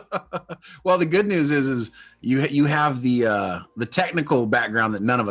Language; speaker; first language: English; native; English